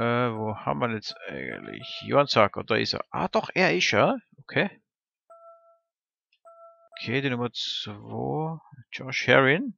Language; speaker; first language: German; native; German